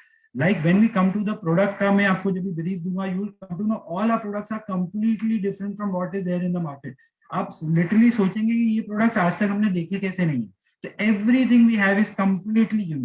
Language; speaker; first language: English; non-native, local second language; Hindi